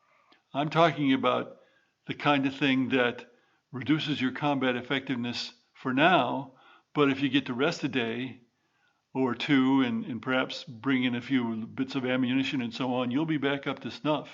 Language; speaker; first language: English; native; English